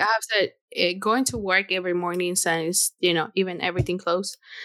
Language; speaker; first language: English; non-native, fluent; Spanish